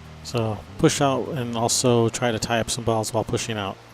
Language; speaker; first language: English; native; English